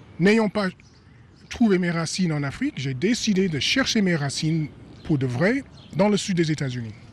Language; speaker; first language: French; non-native, fluent; English